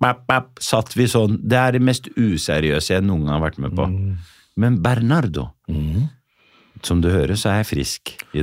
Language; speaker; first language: Norwegian; native; Norwegian